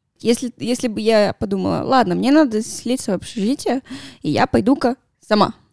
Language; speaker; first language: Russian; non-native, fluent; Spanish